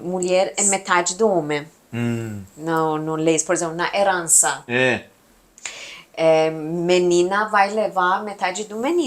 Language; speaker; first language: Portuguese; non-native, fluent; Persian